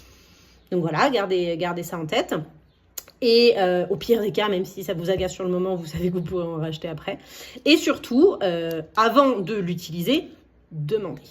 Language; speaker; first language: French; native; French